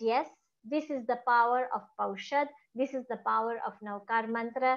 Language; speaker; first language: English; non-native, local second language; Gujarati